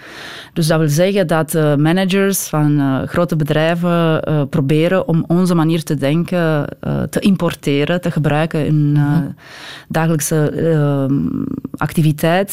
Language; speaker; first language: Dutch; non-native, fluent; Romanian